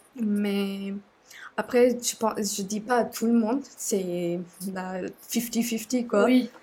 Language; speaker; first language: French; non-native, fluent; Sinhala